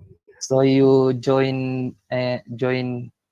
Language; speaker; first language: English; non-native, learner; Indonesian